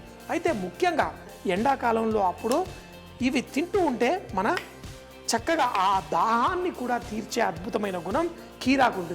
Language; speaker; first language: Telugu; native; Telugu